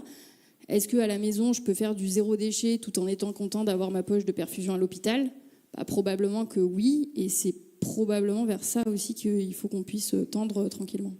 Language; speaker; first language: French; native; French